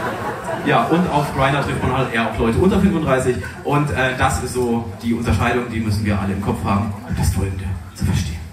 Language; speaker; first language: German; native; German